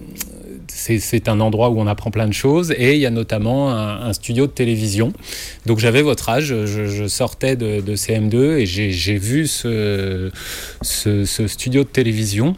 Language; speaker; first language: French; native; French